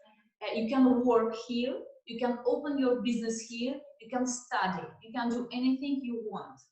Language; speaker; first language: English; non-native, learner; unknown